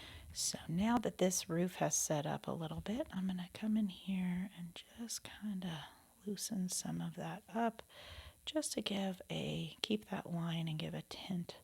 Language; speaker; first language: English; native; English